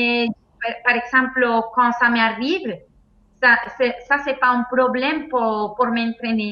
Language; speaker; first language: French; non-native, fluent; Spanish